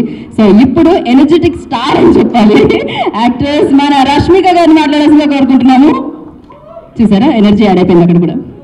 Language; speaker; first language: Telugu; native; Telugu